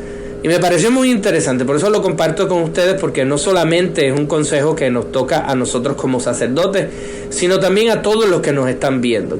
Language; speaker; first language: Spanish; native; Spanish